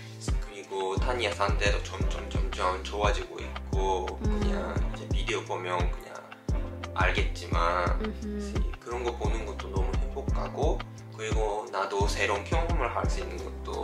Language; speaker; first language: Korean; non-native, fluent; Japanese